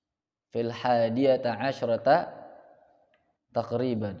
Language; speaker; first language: Arabic; non-native, fluent; Indonesian